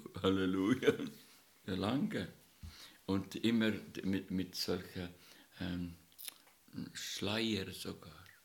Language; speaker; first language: German; non-native, learner; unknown